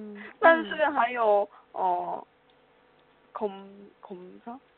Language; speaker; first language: Chinese; non-native, learner; Korean